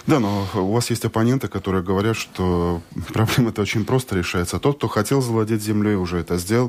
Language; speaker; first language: Russian; native; Russian